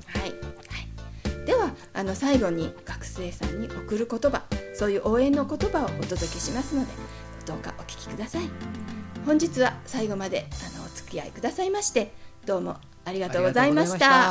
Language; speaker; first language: Japanese; native; Japanese